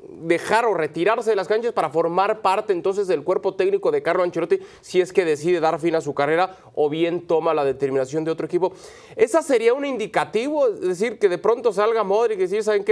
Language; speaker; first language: Spanish; native; Spanish